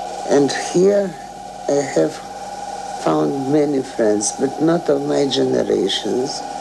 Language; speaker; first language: English; non-native, fluent; Russian